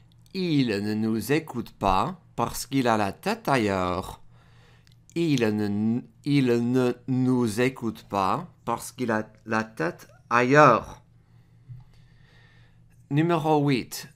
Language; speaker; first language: French; non-native, fluent; English